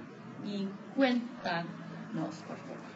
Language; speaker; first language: Spanish; non-native, fluent; English